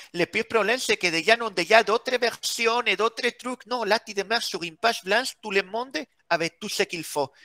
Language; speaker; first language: French; non-native, fluent; Spanish